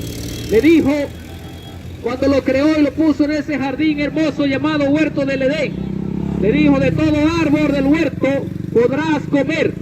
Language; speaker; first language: Spanish; native; Spanish